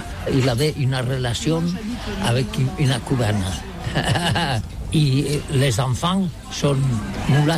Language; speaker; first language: French; non-native, learner; Catalan